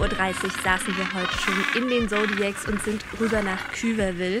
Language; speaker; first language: German; native; German